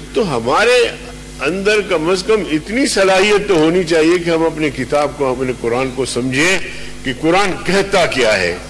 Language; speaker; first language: Urdu; non-native, local second language; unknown